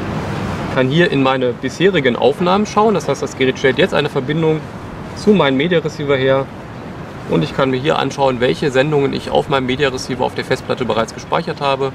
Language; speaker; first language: German; native; German